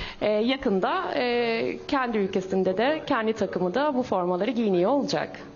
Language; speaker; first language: Turkish; native; Turkish